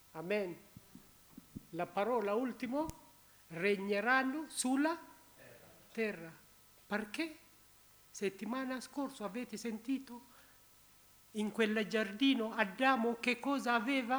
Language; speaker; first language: Italian; non-native, learner; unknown